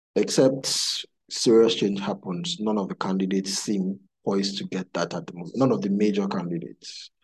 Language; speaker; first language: English; non-native, local second language; Yoruba